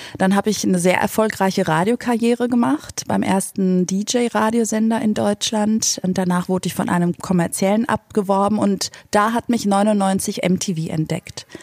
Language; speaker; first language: German; native; German